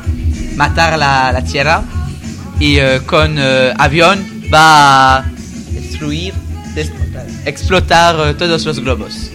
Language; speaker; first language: Spanish; non-native, learner; French